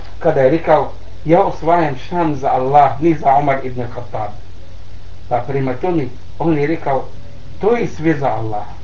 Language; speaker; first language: Bosnian; non-native, learner; Arabic